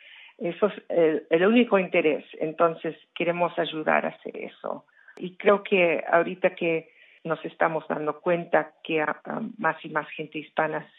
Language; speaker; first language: Spanish; early bilingual, heritage; Spanish